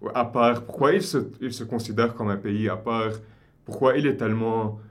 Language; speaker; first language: French; non-native, local second language; Arabic